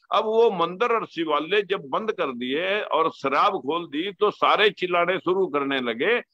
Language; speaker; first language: Hindi; native; Hindi